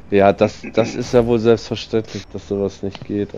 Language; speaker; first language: German; native; German